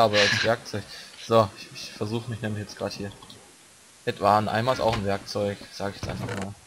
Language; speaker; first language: German; native; German